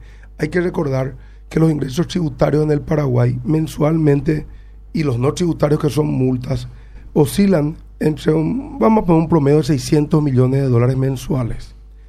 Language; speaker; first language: Spanish; native; Spanish